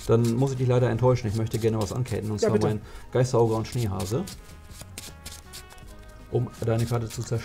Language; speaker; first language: German; native; German